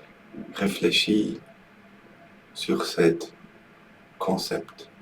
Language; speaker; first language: French; non-native, learner; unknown